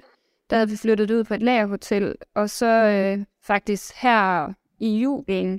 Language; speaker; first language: Danish; native; Danish